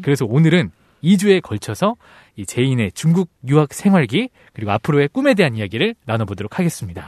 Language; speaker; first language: Korean; native; Korean